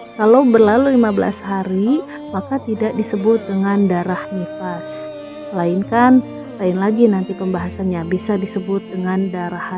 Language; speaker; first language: Indonesian; native; Indonesian